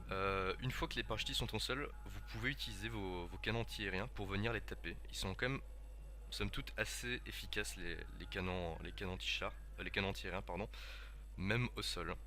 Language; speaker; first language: French; native; French